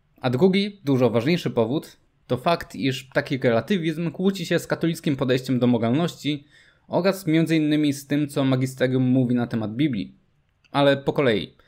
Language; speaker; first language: Polish; native; Polish